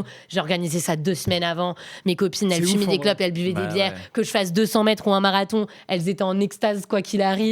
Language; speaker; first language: French; native; French